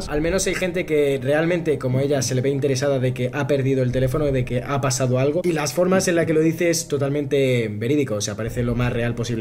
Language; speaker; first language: Spanish; native; Spanish